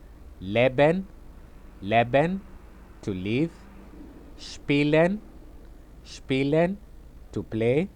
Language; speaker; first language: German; non-native, fluent; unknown